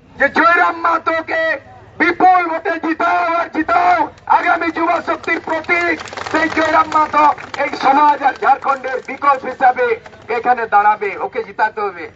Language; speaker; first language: Bangla; non-native, local second language; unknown